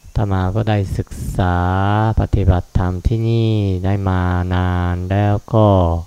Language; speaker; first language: Thai; non-native, fluent; Japanese